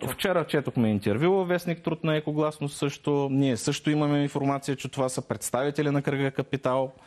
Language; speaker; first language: Bulgarian; non-native, local second language; Turkish